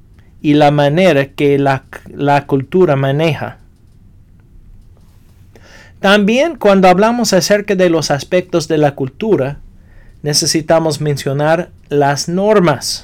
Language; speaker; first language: Spanish; non-native, fluent; English